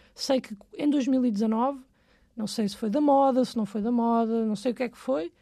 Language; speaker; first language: Portuguese; native; Portuguese